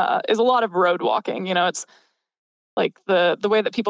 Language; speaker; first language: English; native; English